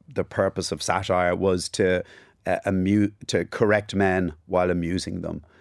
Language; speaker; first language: English; native; English